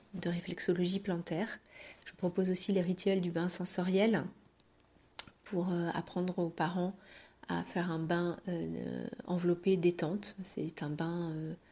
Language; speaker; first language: French; native; French